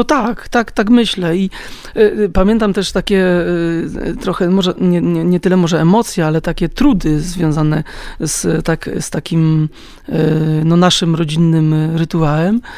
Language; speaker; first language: Polish; native; Polish